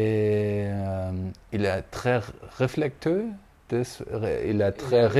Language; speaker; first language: French; non-native, fluent; German